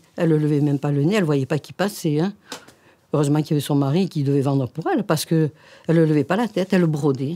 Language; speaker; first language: French; native; French